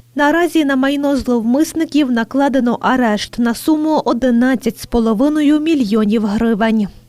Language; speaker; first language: Ukrainian; native; Ukrainian